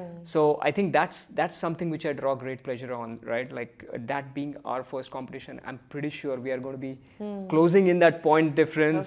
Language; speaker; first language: English; early bilingual, other home language; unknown